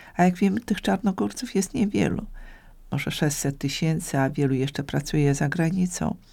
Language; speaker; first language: Polish; native; Polish